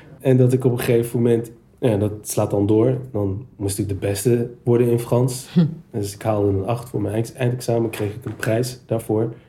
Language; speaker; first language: Dutch; early bilingual, other home language; Turkish